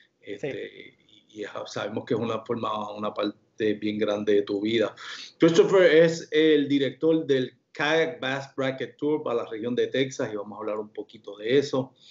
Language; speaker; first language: Spanish; native; Spanish